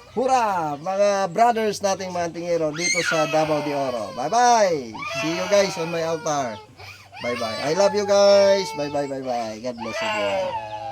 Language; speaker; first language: Filipino; non-native, local second language; Cebuano